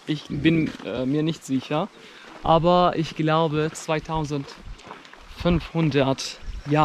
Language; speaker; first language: German; non-native, fluent; Kurdish